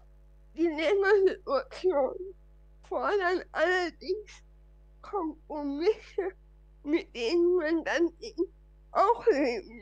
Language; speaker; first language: German; non-native, fluent; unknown